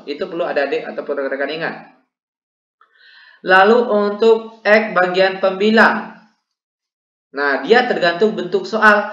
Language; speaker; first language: Indonesian; native; Indonesian